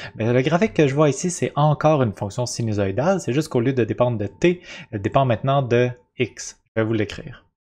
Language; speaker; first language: French; native; French